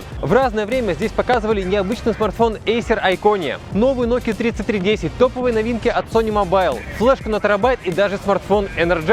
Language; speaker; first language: Russian; native; Russian